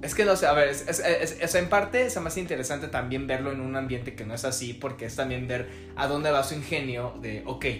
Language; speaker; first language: Spanish; native; Spanish